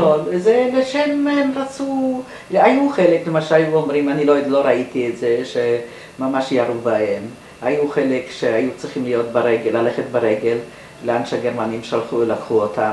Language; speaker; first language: Hebrew; non-native, fluent; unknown